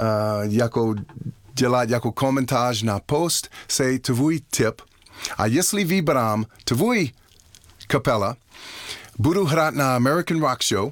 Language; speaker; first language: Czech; non-native, learner; English